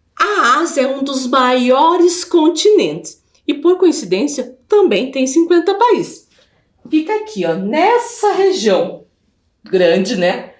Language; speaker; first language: Portuguese; native; Portuguese